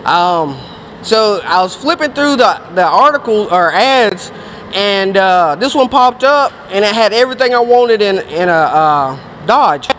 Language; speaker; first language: English; native; English